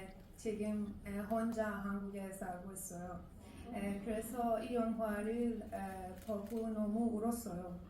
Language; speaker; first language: Korean; non-native, learner; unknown